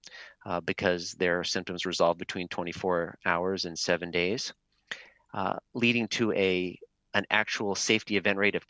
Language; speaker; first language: English; native; English